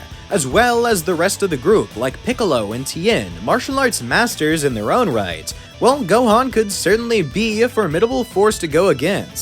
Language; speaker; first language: English; native; English